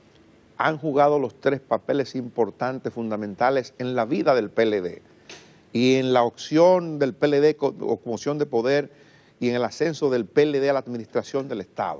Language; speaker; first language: Spanish; native; Spanish